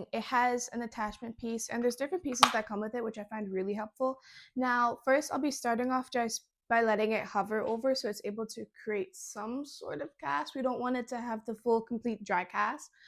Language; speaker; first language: English; native; English